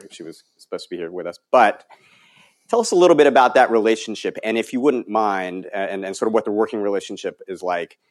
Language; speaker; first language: English; native; English